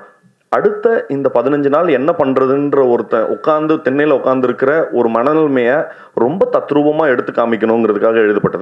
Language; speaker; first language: Tamil; native; Tamil